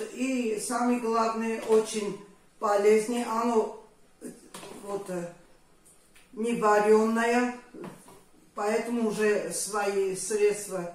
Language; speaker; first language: Russian; non-native, fluent; Armenian